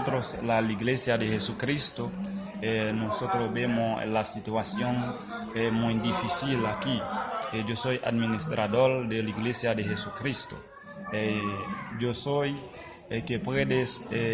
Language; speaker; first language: Spanish; non-native, learner; Haitian Creole